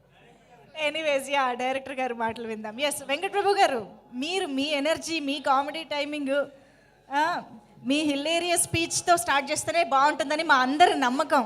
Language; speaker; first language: Telugu; native; Telugu